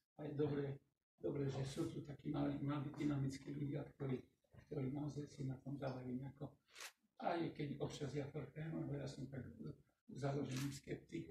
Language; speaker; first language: Slovak; non-native, local second language; Rusyn